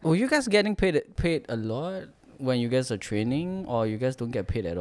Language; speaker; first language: English; non-native, local second language; Chinese